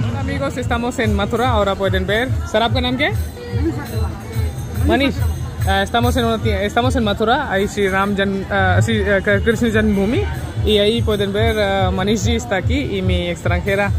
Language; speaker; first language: Spanish; non-native, learner; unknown